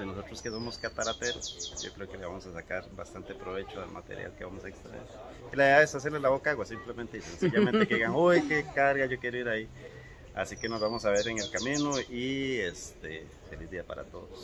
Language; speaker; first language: Spanish; native; Spanish